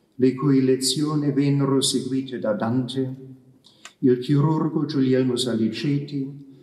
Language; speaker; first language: Italian; non-native, fluent; German